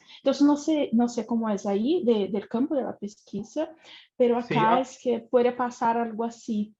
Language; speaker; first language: Spanish; non-native, fluent; Portuguese